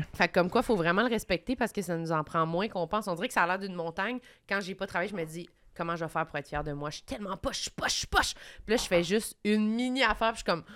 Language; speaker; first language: French; native; French